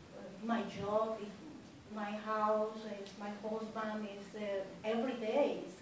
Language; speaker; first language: English; non-native, fluent; Spanish